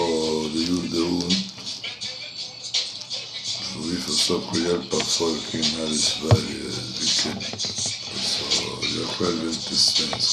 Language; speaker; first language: Swedish; non-native, fluent; Spanish